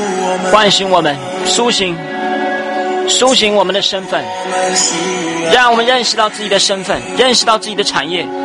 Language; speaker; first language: Chinese; native; Chinese